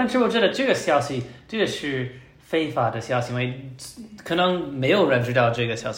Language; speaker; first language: Chinese; non-native, learner; English